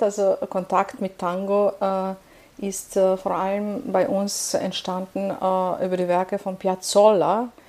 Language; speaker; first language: German; non-native, fluent; Serbian